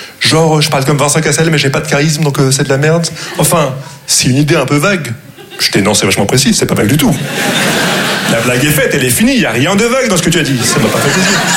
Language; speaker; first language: French; non-native, local second language; Arabic